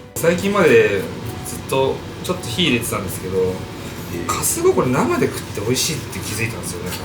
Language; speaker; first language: Japanese; native; Japanese